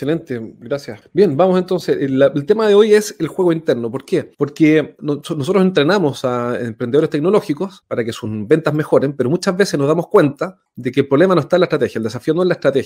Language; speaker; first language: Spanish; native; Spanish